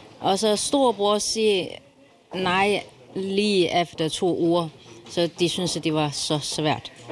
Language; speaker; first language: Danish; non-native, learner; Chinese